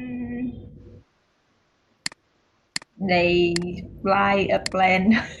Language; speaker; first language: English; non-native, learner; Vietnamese